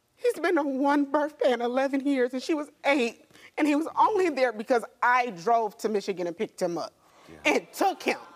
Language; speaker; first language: English; native; English